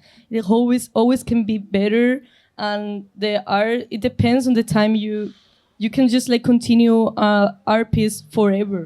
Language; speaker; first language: English; non-native, fluent; Spanish